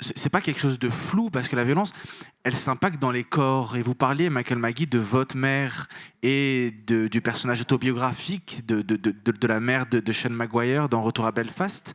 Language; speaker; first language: French; native; French